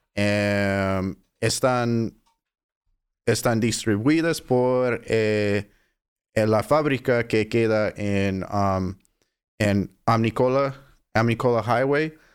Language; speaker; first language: Spanish; non-native, fluent; English